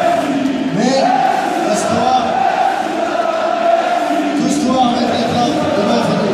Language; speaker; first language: French; non-native, learner; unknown